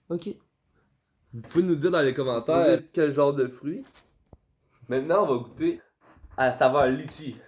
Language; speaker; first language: French; native; French